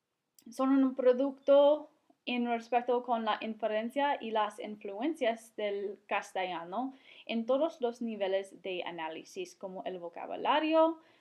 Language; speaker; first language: Spanish; non-native, fluent; English